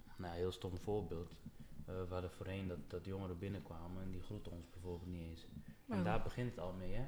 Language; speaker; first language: Dutch; early bilingual, other home language; Papiamento